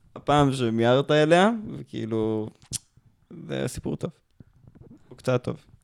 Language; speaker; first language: Hebrew; native; Hebrew